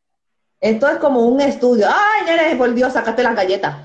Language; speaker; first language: Spanish; native; Spanish